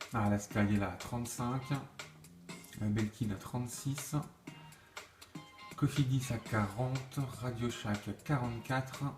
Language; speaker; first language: French; native; French